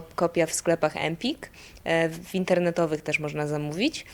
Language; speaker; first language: Polish; native; Polish